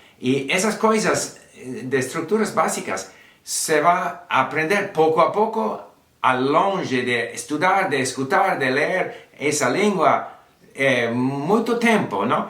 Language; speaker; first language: Portuguese; non-native, learner; English